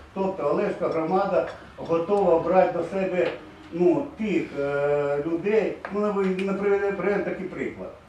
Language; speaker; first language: Ukrainian; native; Ukrainian